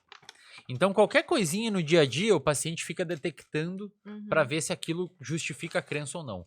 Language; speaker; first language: Portuguese; native; Portuguese